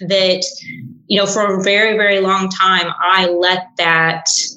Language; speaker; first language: English; native; English